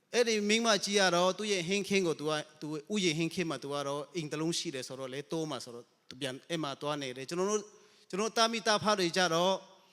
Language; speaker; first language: Burmese; non-native, local second language; Hakha Chin